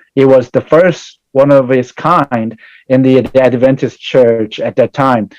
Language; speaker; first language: English; non-native, fluent; Korean